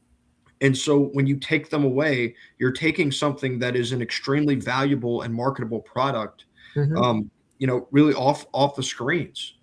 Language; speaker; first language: English; native; English